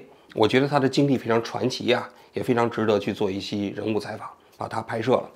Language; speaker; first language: Chinese; native; Chinese